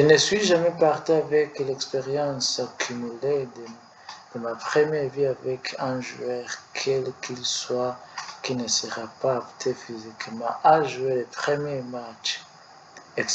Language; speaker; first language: French; non-native, learner; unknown